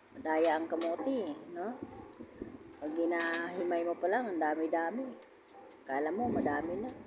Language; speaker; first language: Filipino; non-native, local second language; Cebuano